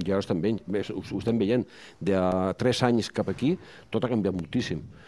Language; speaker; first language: Catalan; non-native, local second language; Spanish